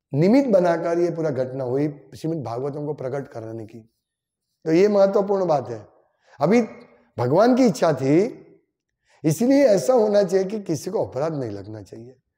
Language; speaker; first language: Hindi; non-native, local second language; Gujarati